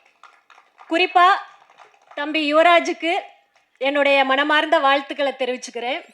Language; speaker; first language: Tamil; native; Tamil